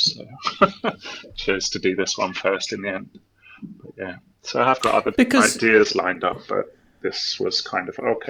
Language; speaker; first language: English; native; English